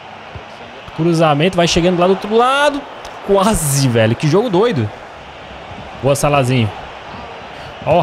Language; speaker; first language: Portuguese; native; Portuguese